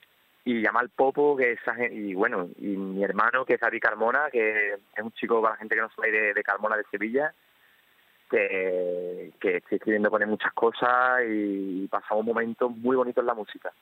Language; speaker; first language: Spanish; native; Spanish